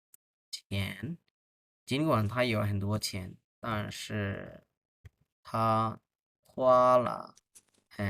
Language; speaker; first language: Chinese; non-native, fluent; Bangla